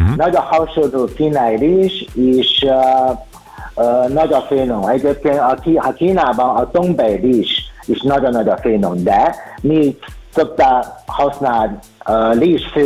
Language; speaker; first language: Hungarian; non-native, learner; Chinese